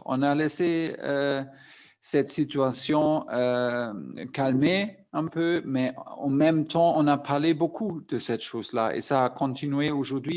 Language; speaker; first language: French; non-native, fluent; German